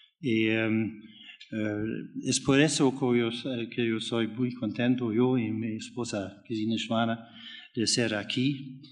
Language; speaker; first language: Spanish; non-native, learner; German